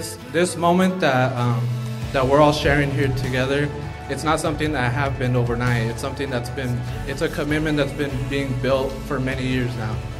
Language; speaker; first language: English; early bilingual, other home language; Spanish